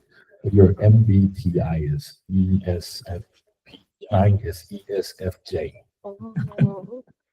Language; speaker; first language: English; non-native, fluent; Chinese